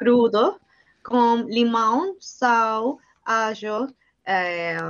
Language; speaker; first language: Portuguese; non-native, learner; Spanish